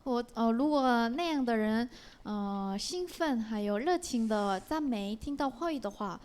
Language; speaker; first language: Chinese; non-native, learner; Korean